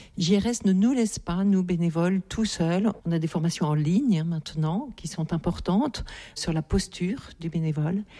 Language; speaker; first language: French; native; French